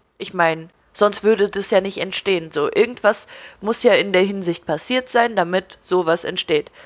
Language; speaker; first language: German; early bilingual, other home language; Russian